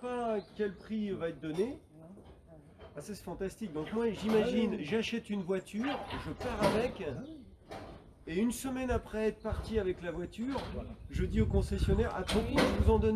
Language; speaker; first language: French; native; French